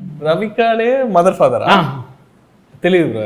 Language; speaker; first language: Telugu; non-native, learner; Tamil